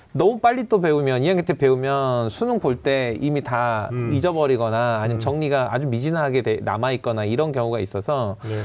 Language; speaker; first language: Korean; native; Korean